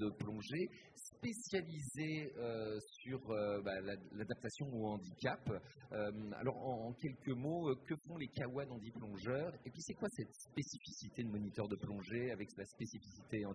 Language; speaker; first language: French; native; French